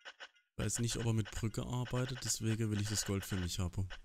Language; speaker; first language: German; native; German